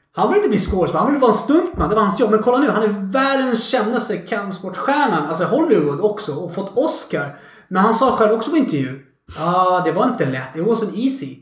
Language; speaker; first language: Swedish; early bilingual, other home language; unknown